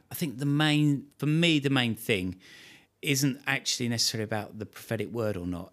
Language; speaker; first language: English; native; English